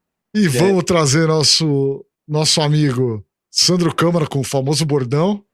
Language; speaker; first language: Portuguese; native; Portuguese